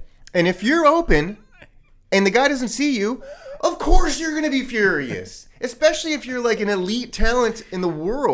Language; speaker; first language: English; native; English